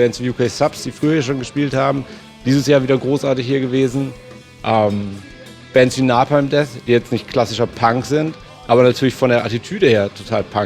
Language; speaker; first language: German; native; German